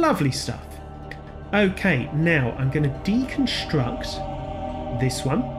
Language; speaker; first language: English; native; English